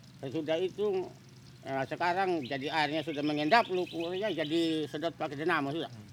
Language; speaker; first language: Indonesian; non-native, local second language; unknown